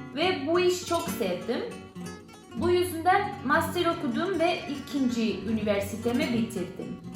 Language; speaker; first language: Turkish; non-native, learner; Spanish